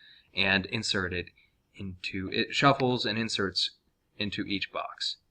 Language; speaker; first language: English; native; English